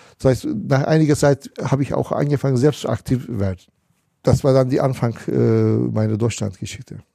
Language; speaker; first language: German; non-native, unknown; Turkish